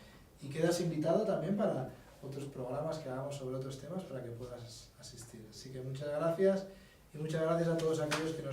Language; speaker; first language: Spanish; native; Spanish